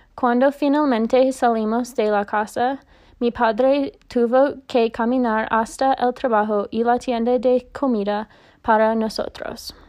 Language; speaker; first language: Spanish; non-native, learner; English